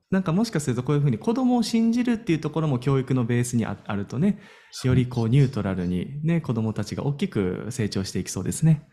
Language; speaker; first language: Japanese; native; Japanese